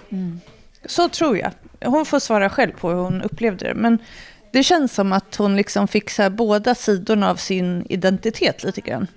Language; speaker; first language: Swedish; native; Swedish